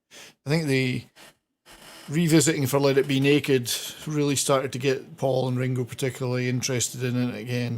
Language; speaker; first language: English; native; English